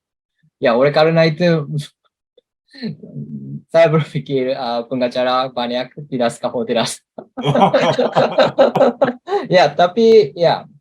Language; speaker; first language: Indonesian; non-native, learner; Japanese